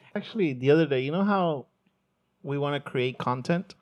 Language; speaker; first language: English; early bilingual, other home language; Spanish